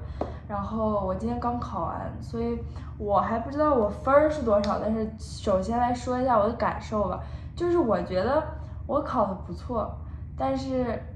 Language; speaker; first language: Chinese; early bilingual, heritage; Chinese